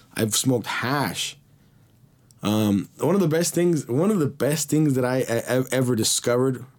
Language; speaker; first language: English; early bilingual, other home language; Spanish